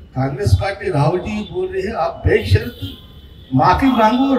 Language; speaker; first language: Hindi; non-native, local second language; Telugu